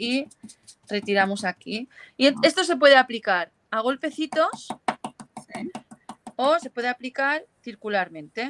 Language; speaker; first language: Spanish; native; Spanish